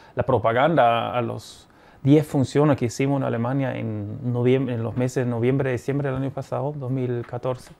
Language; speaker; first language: Spanish; non-native, fluent; German